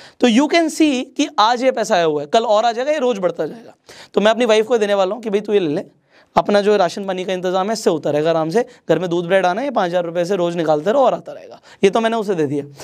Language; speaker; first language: Hindi; non-native, local second language; Marathi